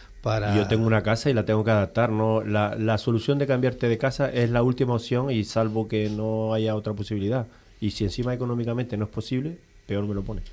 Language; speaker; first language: Spanish; native; Spanish